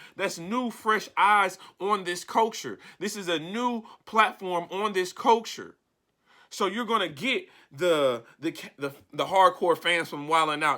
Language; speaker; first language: English; native; English